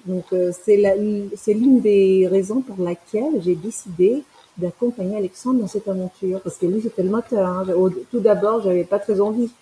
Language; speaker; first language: French; non-native, fluent; Spanish